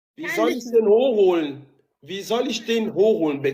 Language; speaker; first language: German; native; German